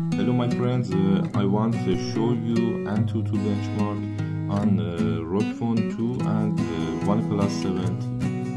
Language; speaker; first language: English; non-native, learner; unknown